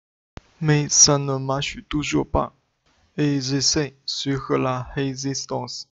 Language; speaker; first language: French; non-native, learner; Chinese